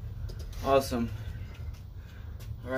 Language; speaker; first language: English; native; English